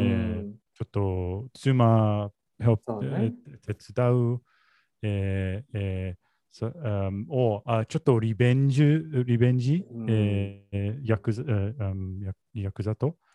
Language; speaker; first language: Japanese; non-native, learner; English